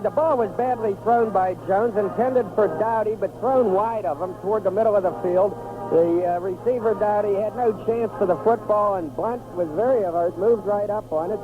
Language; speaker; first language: English; native; English